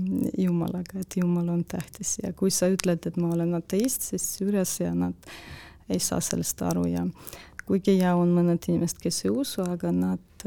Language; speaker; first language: Estonian; non-native, local second language; Russian